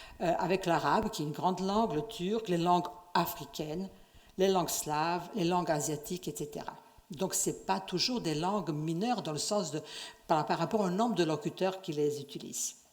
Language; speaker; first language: French; non-native, fluent; Serbian